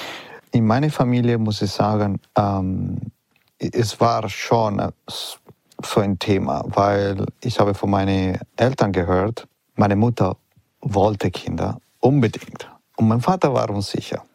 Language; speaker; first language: German; non-native, learner; Italian